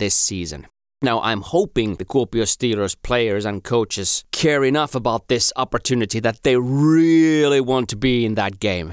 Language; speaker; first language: English; non-native, fluent; Finnish